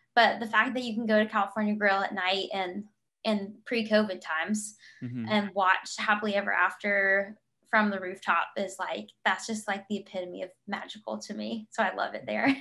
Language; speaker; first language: English; native; English